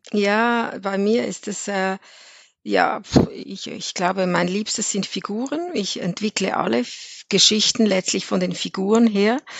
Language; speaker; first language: German; native; German